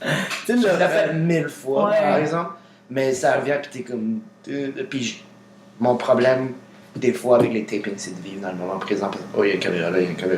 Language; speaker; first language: French; native; French